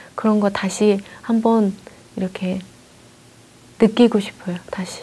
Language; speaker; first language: Korean; non-native, fluent; Chinese